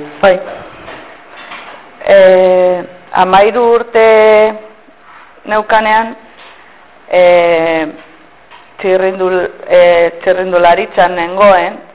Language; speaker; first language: Basque; non-native, local second language; Spanish